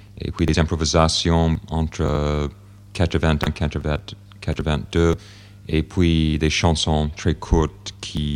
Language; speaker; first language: French; non-native, fluent; English